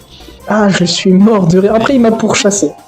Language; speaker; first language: French; native; French